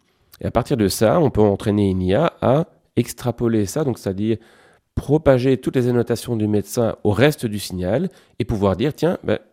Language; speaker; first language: French; native; French